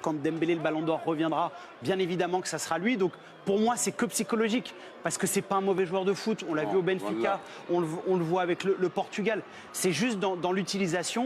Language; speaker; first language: French; native; French